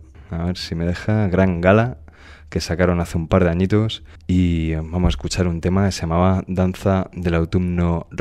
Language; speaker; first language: Spanish; native; Spanish